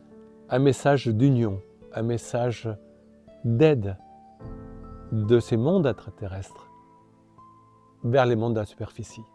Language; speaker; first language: French; native; French